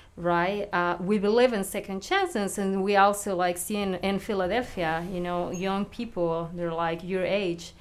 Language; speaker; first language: English; non-native, fluent; Spanish